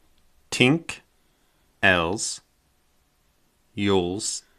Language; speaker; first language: Catalan; non-native, learner; English